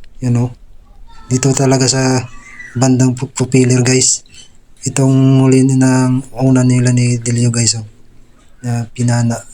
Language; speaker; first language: Filipino; non-native, local second language; Waray